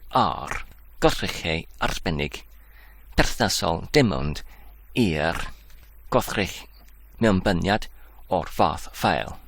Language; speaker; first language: Welsh; non-native, learner; English